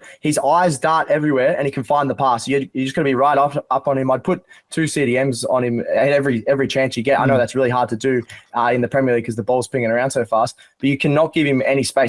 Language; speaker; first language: English; native; English